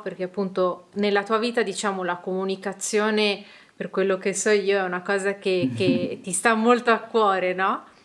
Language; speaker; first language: Italian; native; Italian